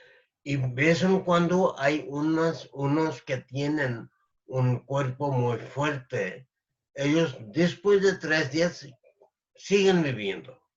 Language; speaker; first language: Spanish; non-native, learner; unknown